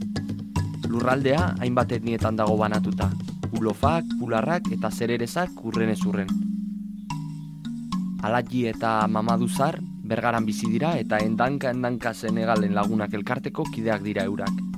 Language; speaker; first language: Basque; native; Basque